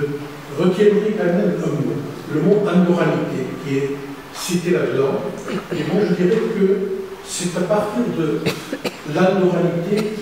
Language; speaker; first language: French; non-native, fluent; Spanish